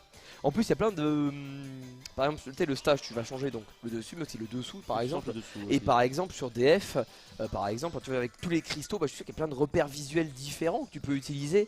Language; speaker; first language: French; native; French